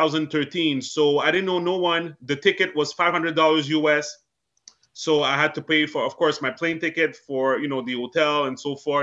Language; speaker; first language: English; native; English